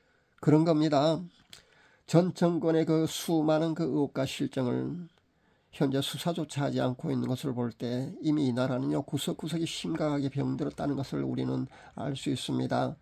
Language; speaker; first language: Korean; native; Korean